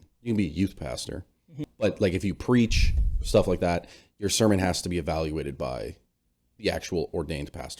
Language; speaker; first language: English; native; English